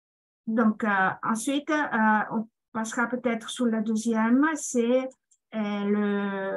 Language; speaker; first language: French; non-native, fluent; Greek